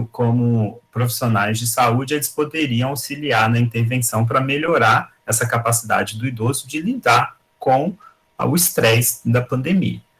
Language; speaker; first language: Portuguese; native; Portuguese